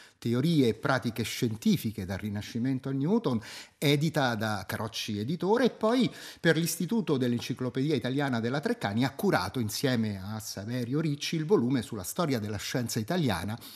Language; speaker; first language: Italian; native; Italian